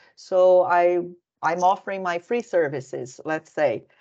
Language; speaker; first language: English; non-native, fluent; Portuguese